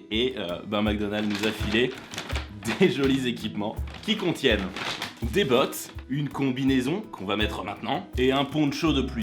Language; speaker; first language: French; native; French